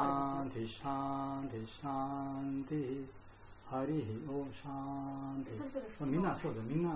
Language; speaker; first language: Japanese; non-native, learner; Bangla